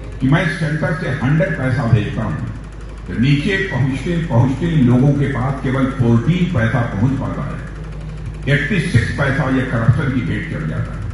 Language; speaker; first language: Hindi; native; Hindi